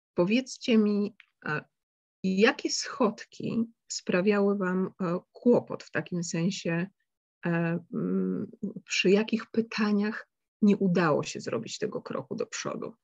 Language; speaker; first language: Polish; native; Polish